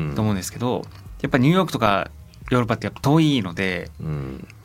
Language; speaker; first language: Japanese; native; Japanese